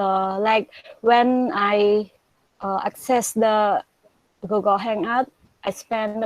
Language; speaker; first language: English; non-native, learner; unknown